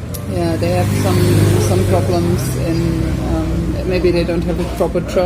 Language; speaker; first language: English; non-native, fluent; German